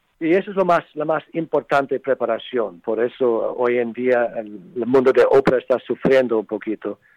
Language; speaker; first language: Spanish; non-native, fluent; English